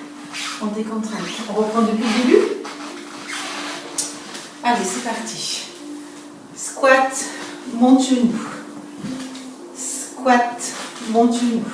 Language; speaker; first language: French; native; French